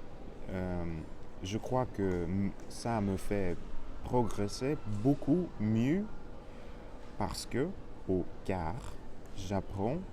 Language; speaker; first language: French; non-native, learner; Russian